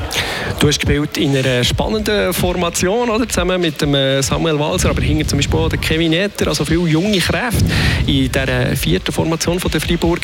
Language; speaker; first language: German; native; German